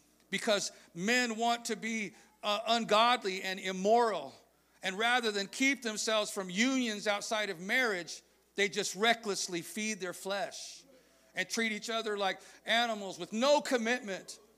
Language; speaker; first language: English; native; English